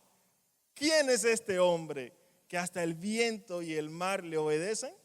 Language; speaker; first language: Spanish; native; Spanish